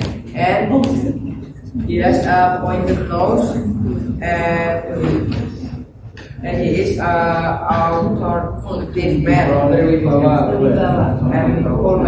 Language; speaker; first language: English; non-native, learner; Indonesian